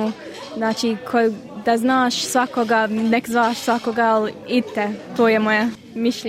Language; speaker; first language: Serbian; early bilingual, heritage; Bosnian